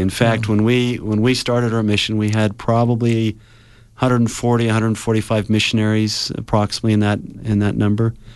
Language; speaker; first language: English; native; English